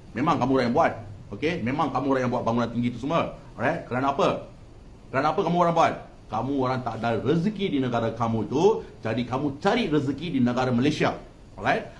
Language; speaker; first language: Malay; native; Malay